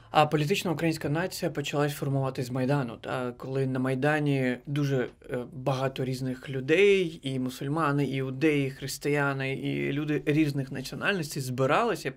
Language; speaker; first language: Ukrainian; non-native, local second language; Crimean Tatar